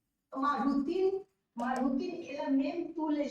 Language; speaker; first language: French; non-native, learner; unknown